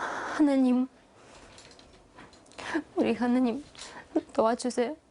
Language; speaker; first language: Korean; non-native, learner; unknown